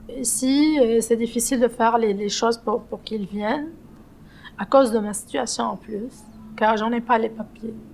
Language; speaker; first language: French; non-native, local second language; Arabic